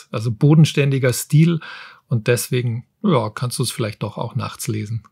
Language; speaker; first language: German; native; German